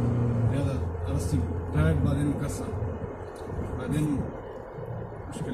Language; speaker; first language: Arabic; non-native, learner; Hindi